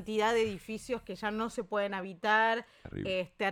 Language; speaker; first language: Spanish; native; Spanish